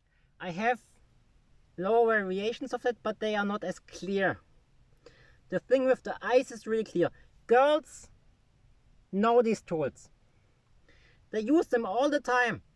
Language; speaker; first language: English; non-native, fluent; German